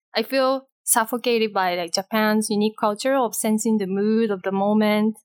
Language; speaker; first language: English; non-native, fluent; Japanese